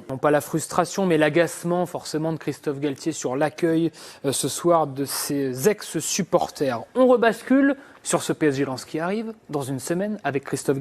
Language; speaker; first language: French; native; French